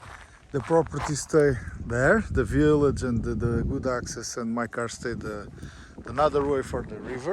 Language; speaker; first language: English; non-native, learner; Portuguese